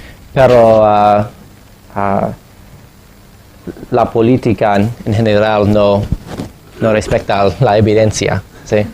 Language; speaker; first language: Spanish; non-native, fluent; English